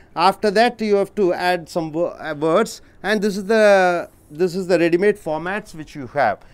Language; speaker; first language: English; non-native, local second language; Tamil